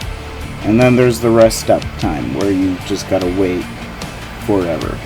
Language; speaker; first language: English; native; English